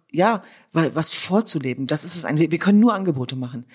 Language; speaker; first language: German; native; German